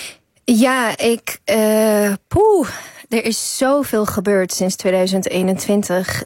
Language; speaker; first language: Dutch; early bilingual, other home language; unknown